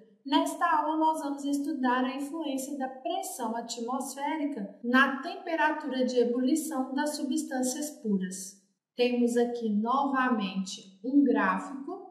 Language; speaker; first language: Portuguese; native; Portuguese